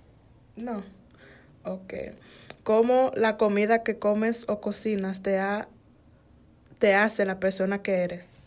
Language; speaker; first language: Spanish; early bilingual, heritage; Spanish